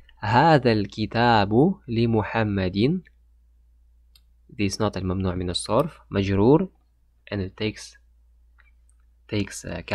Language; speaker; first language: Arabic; non-native, fluent; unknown